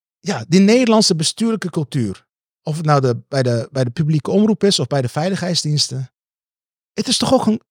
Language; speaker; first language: Dutch; early bilingual, other home language; Turkish